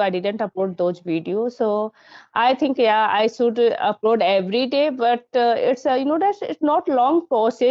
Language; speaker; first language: English; non-native, learner; Hindi